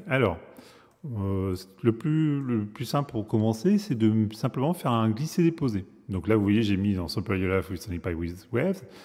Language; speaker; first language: French; native; French